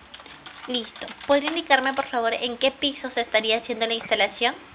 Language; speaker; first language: Spanish; native; Spanish